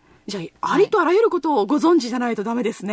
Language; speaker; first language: Japanese; native; Japanese